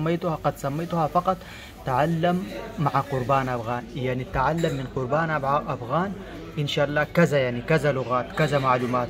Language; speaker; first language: Arabic; non-native, fluent; Pashto